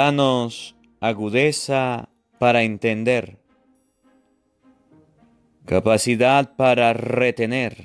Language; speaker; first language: Spanish; native; Spanish